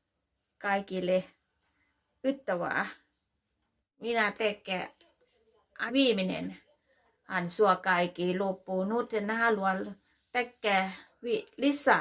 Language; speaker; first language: Finnish; non-native, learner; Thai